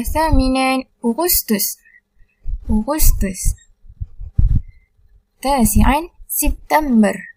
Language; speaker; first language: Arabic; non-native, learner; Malay